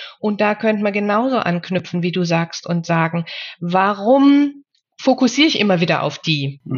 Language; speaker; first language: German; native; German